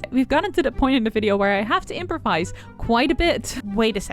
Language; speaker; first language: English; native; English